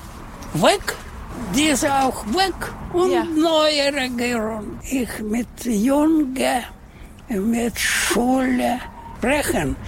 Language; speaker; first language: German; non-native, learner; Russian